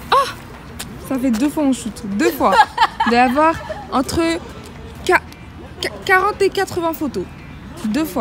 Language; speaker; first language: French; native; French